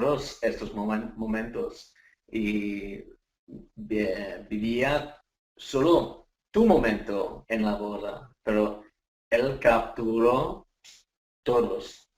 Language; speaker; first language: Spanish; non-native, learner; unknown